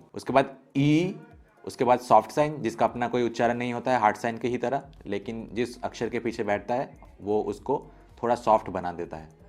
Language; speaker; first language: Hindi; native; Hindi